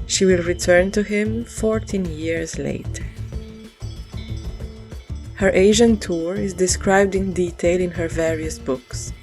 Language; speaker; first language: English; non-native, fluent; French